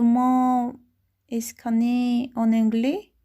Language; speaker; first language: French; non-native, learner; Spanish